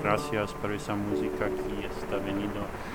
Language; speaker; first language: Spanish; non-native, learner; French